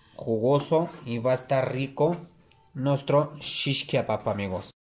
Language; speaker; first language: Spanish; non-native, learner; Turkish